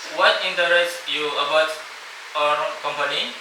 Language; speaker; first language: English; non-native, learner; Indonesian